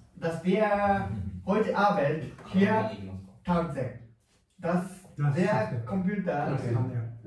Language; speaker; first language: German; non-native, learner; Japanese